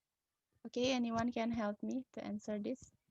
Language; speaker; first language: English; non-native, learner; Indonesian